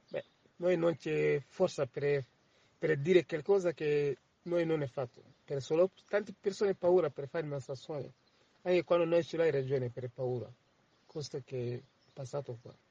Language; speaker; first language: Italian; non-native, learner; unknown